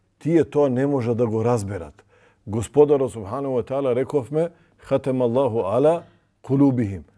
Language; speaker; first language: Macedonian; non-native, local second language; Albanian